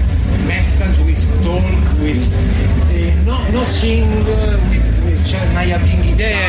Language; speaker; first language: English; non-native, learner; Italian